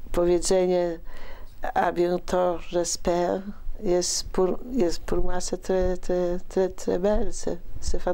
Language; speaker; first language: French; non-native, fluent; Polish